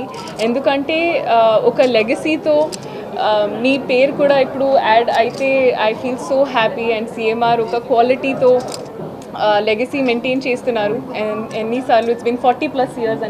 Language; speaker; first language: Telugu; non-native, local second language; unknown